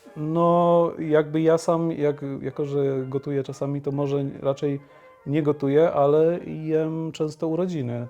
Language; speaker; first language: Polish; native; Polish